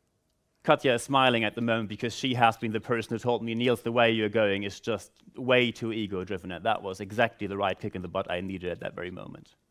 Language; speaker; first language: English; non-native, fluent; German